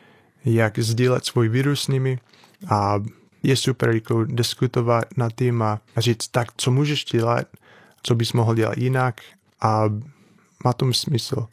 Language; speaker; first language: Czech; non-native, fluent; English